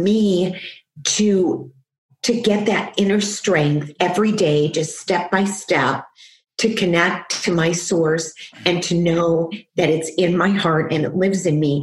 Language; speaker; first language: English; native; English